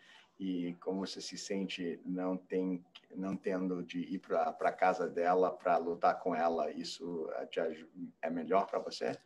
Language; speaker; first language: Portuguese; non-native, fluent; English